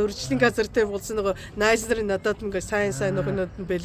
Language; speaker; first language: Mongolian; non-native, fluent; Japanese